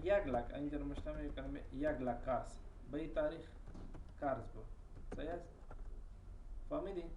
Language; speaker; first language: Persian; non-native, local second language; Pashto